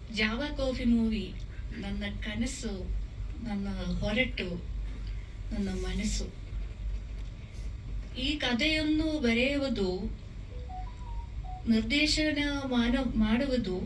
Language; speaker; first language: Kannada; non-native, learner; Malayalam